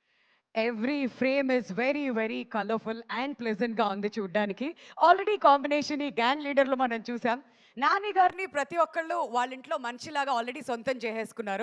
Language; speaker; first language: Telugu; native; Telugu